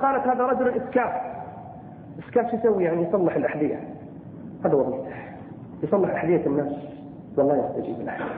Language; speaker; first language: Arabic; native; Arabic